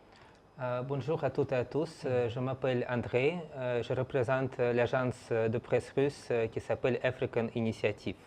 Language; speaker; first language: French; non-native, fluent; Russian